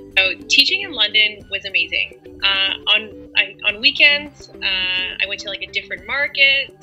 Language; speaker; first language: English; native; English